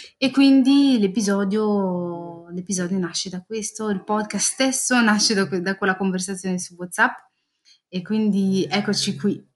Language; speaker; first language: Italian; early bilingual, other home language; Arabic